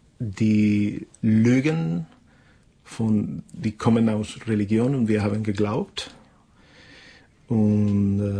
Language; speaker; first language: German; non-native, fluent; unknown